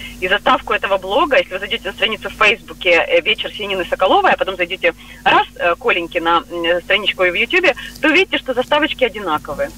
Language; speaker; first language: Russian; native; Russian